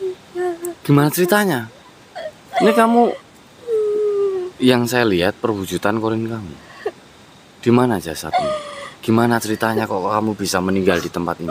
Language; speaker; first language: Indonesian; native; Indonesian